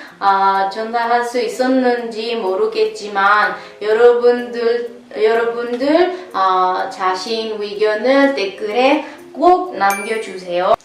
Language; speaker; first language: Korean; non-native, learner; Italian